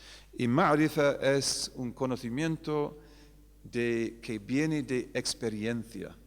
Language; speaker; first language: Spanish; non-native, fluent; English